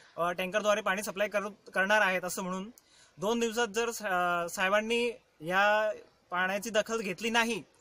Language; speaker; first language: Marathi; native; Marathi